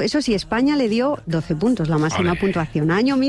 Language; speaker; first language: Spanish; native; Spanish